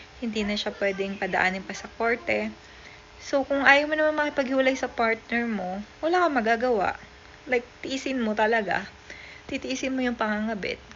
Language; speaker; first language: Filipino; native; Filipino